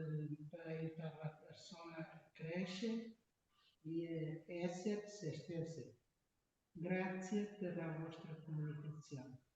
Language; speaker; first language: Italian; non-native, fluent; Portuguese